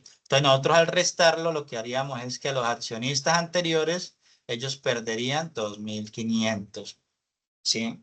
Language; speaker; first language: Spanish; native; Spanish